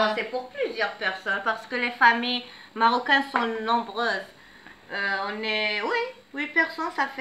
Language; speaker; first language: French; non-native, fluent; Arabic